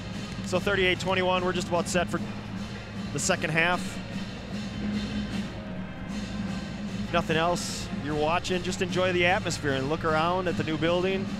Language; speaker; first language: English; native; English